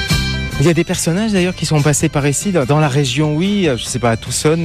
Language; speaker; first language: French; native; French